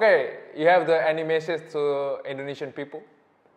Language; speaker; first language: English; non-native, learner; Indonesian